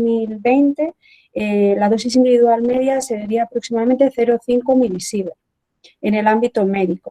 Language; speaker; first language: Spanish; native; Spanish